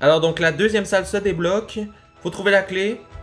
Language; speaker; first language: French; native; French